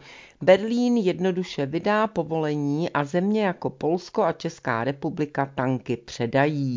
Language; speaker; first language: Czech; native; Czech